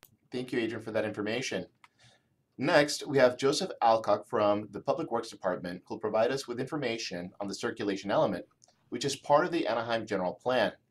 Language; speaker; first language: English; native; English